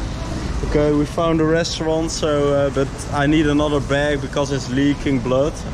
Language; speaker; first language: English; non-native, fluent; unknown